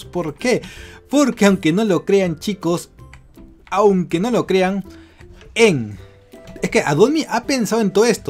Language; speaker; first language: Spanish; native; Spanish